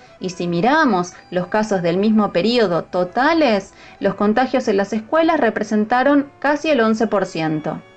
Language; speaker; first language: Spanish; native; Spanish